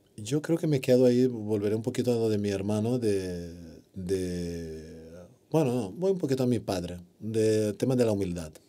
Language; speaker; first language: Spanish; non-native, fluent; Portuguese